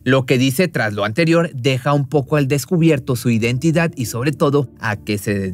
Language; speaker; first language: Spanish; native; Spanish